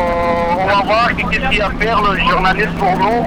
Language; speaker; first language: French; non-native, learner; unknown